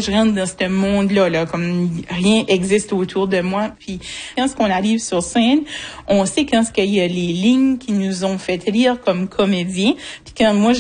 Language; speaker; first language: French; native; French